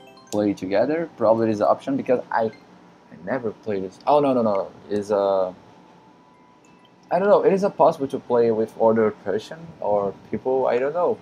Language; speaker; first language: English; non-native, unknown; Portuguese